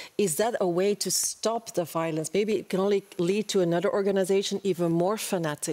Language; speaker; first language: English; non-native, fluent; Dutch